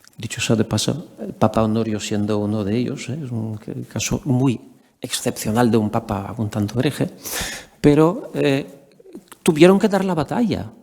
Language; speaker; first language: Spanish; non-native, fluent; Polish